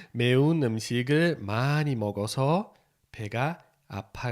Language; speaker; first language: Korean; non-native, fluent; Portuguese